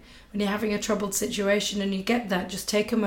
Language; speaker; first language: English; native; English